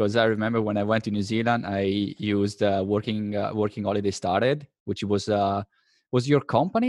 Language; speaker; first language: English; non-native, fluent; Italian